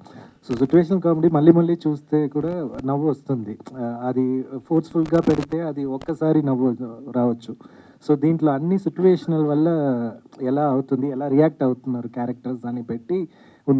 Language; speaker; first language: Telugu; native; Telugu